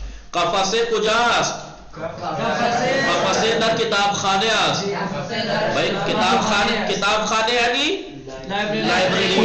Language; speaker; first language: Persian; non-native, fluent; Urdu